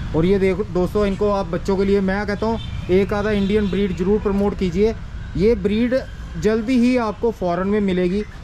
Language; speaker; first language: Hindi; native; Hindi